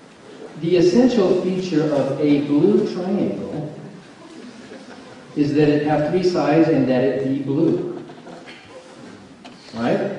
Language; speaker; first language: English; native; English